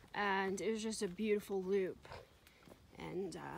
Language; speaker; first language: English; native; English